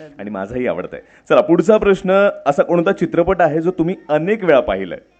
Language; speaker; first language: Marathi; native; Marathi